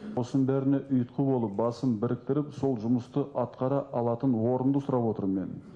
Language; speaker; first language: Kazakh; native; Kazakh